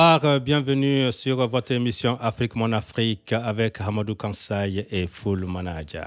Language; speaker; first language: French; non-native, local second language; Bambara